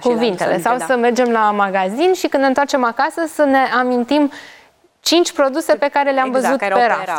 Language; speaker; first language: Romanian; native; Romanian